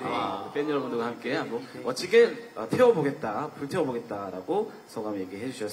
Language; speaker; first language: Korean; native; Korean